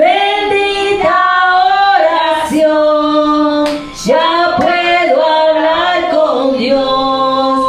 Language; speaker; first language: Spanish; native; Spanish